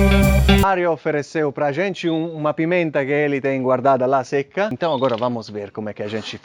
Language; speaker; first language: Portuguese; non-native, fluent; Italian